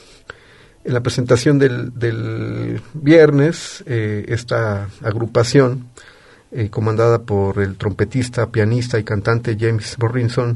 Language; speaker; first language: Spanish; native; Spanish